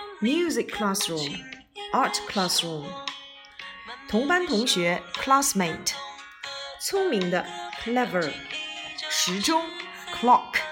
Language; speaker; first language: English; non-native, fluent; Chinese